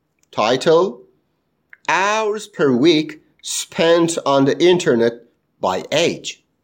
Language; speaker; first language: English; non-native, fluent; Persian